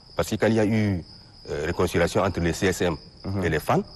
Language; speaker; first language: French; non-native, local second language; Arabic